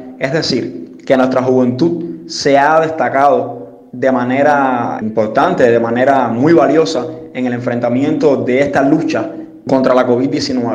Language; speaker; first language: Spanish; native; Spanish